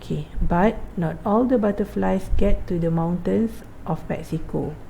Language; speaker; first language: English; non-native, local second language; Malay